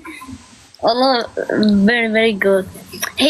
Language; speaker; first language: English; non-native, learner; Albanian